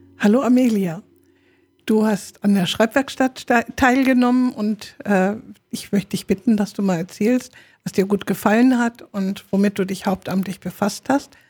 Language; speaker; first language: German; native; German